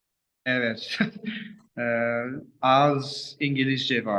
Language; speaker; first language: Turkish; non-native, learner; English